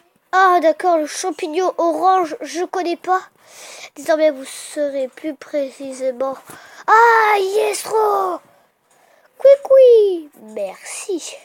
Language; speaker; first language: French; native; French